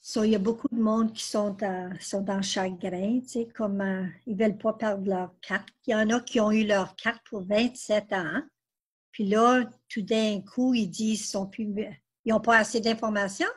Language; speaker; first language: French; native; French